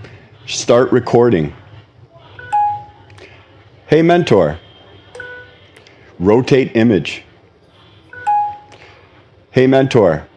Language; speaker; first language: English; native; English